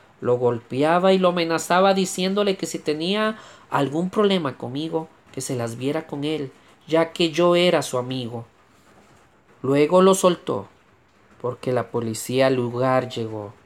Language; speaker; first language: Spanish; native; Spanish